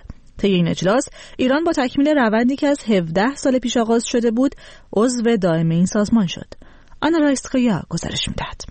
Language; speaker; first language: Persian; native; Persian